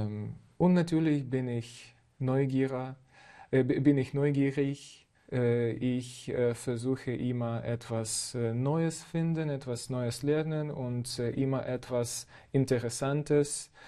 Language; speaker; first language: German; non-native, fluent; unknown